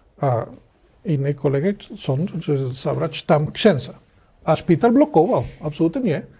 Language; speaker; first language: Polish; non-native, learner; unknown